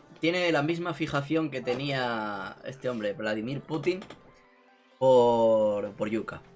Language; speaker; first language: Spanish; native; Spanish